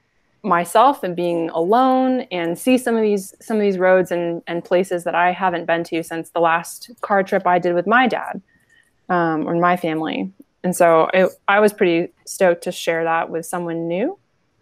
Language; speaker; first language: English; native; English